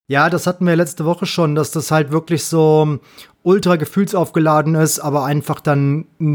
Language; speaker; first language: German; native; German